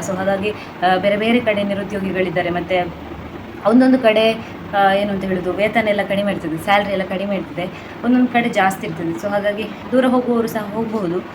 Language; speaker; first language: Kannada; non-native, local second language; Tulu